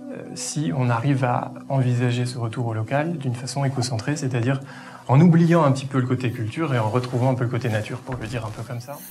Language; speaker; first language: French; native; French